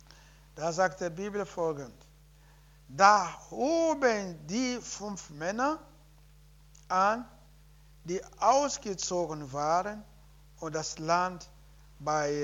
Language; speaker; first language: German; non-native, learner; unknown